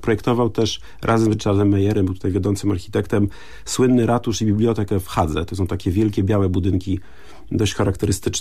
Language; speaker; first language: Polish; native; Polish